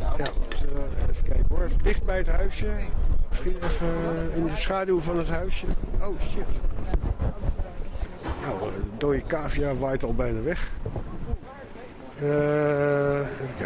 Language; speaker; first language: Dutch; native; Dutch